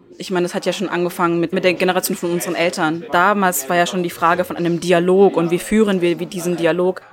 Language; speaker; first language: German; early bilingual, other home language; Turkish